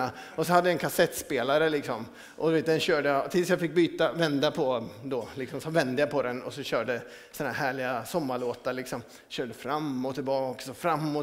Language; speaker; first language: Swedish; native; Swedish